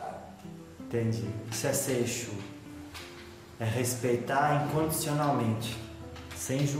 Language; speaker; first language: Portuguese; native; Portuguese